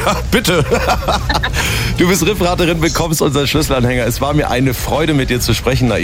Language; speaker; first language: German; native; German